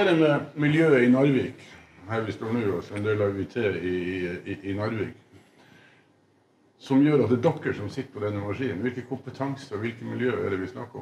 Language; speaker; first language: Norwegian; native; Norwegian